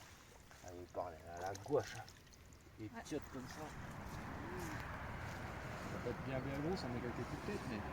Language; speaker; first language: French; native; French